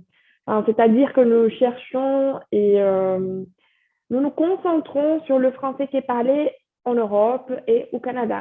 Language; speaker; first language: French; non-native, fluent; Portuguese